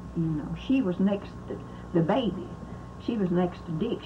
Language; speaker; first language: English; native; English